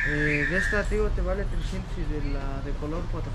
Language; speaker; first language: Spanish; native; Spanish